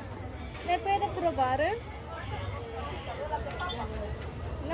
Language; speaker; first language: Spanish; non-native, learner; Japanese